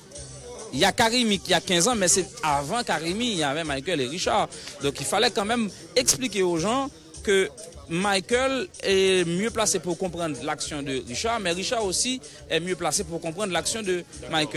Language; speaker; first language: French; non-native, local second language; Haitian Creole